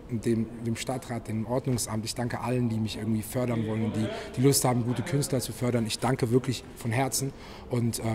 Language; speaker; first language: German; native; German